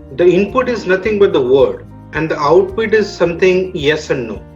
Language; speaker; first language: English; non-native, local second language; Odia